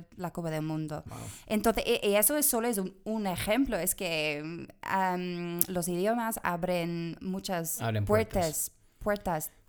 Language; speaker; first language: Spanish; non-native, fluent; English